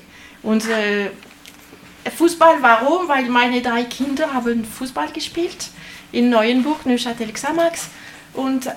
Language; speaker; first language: German; non-native, learner; French